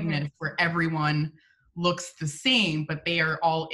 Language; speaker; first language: English; native; English